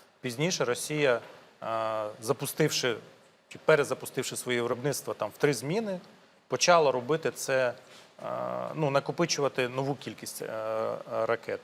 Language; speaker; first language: Ukrainian; non-native, local second language; Russian